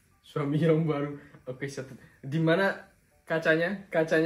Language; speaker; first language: Indonesian; native; Indonesian